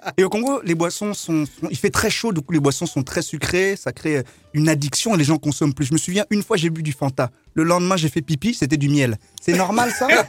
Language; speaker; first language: French; early bilingual, other home language; Lingala